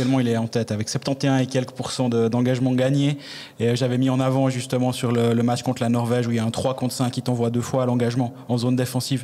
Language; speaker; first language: French; native; French